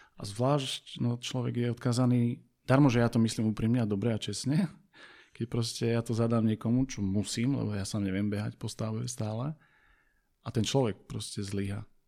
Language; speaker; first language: Slovak; native; Slovak